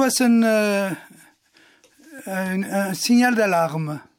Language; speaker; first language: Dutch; non-native, local second language; Italian